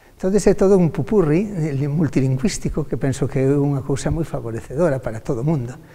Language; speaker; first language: Galician; native; Galician